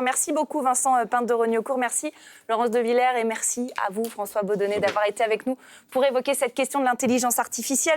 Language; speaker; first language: French; native; French